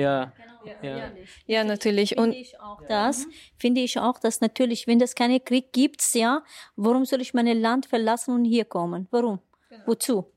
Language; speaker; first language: German; non-native, fluent; Persian